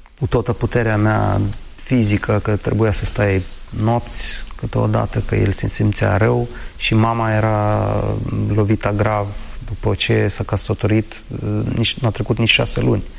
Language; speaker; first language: Romanian; non-native, local second language; Ukrainian